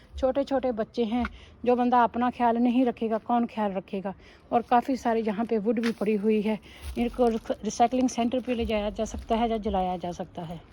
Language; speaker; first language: Urdu; non-native, local second language; Punjabi